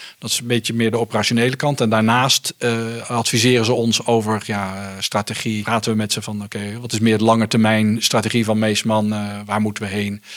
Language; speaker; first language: Dutch; early bilingual, heritage; Dutch